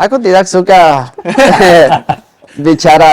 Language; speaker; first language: Indonesian; non-native, learner; Spanish